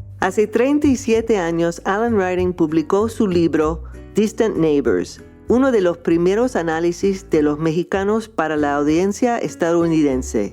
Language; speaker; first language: Spanish; non-native, fluent; English